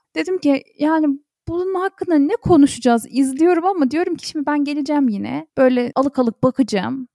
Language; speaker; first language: Turkish; native; Turkish